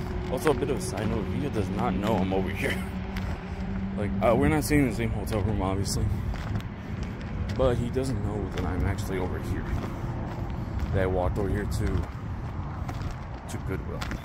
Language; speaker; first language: English; early bilingual, other home language; Spanish